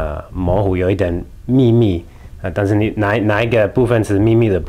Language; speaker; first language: Chinese; non-native, fluent; English